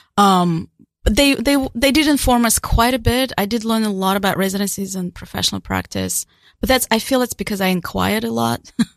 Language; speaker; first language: English; non-native, fluent; Russian